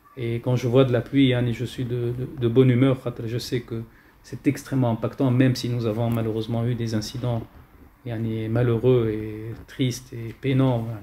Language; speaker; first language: French; non-native, local second language; Arabic